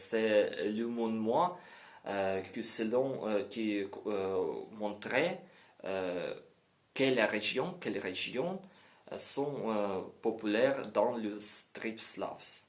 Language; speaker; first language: French; non-native, learner; Ukrainian